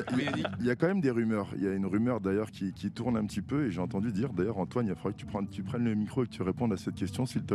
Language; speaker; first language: French; native; French